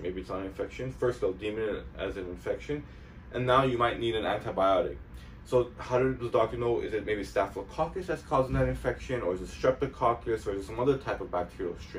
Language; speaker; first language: English; native; English